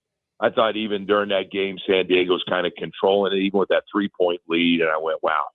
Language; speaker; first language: English; native; English